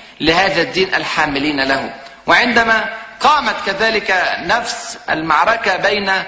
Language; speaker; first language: Arabic; native; Arabic